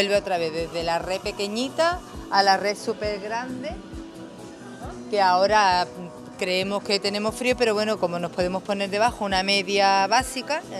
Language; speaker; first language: Spanish; native; Spanish